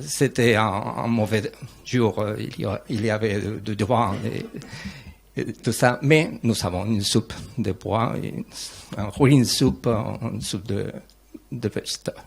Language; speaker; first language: French; non-native, learner; Spanish